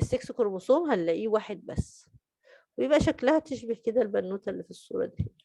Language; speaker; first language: Arabic; native; Arabic